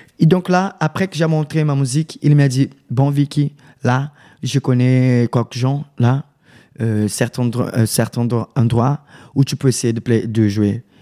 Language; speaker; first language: French; non-native, learner; Portuguese